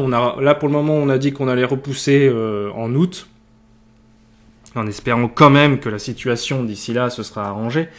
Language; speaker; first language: French; native; French